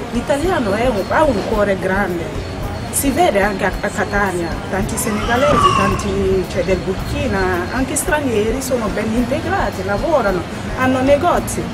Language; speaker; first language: Italian; non-native, fluent; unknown